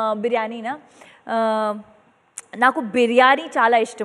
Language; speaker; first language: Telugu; non-native, learner; Punjabi